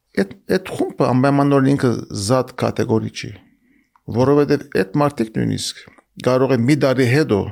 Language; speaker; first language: Armenian; early bilingual, heritage; Armenian